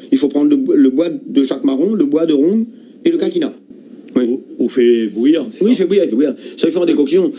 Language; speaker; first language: French; native; French